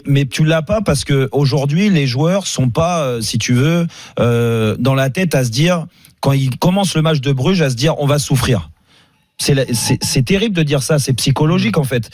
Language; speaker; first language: French; native; French